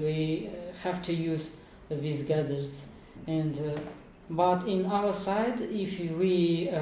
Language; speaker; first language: English; non-native, learner; Kazakh